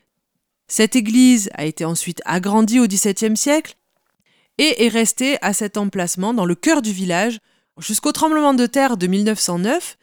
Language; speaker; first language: French; native; French